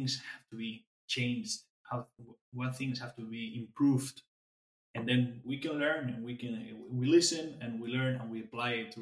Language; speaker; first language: English; non-native, fluent; Spanish